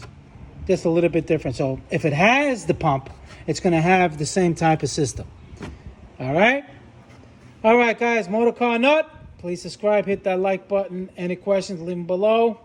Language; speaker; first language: English; native; English